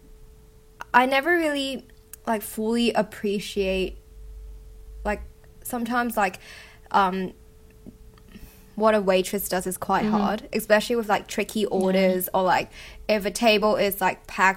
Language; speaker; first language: English; non-native, local second language; Cantonese